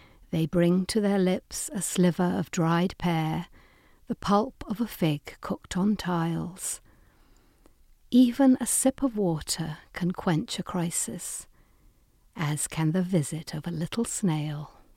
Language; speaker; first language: English; native; English